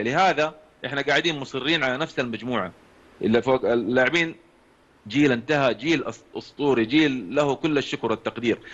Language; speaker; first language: Arabic; native; Arabic